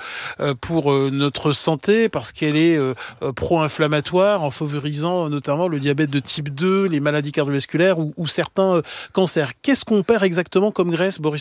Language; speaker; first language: French; native; French